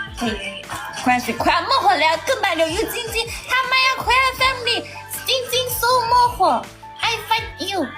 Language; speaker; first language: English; non-native, learner; Chinese